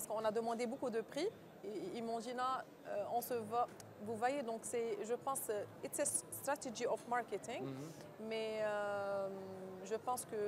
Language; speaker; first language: French; non-native, local second language; Arabic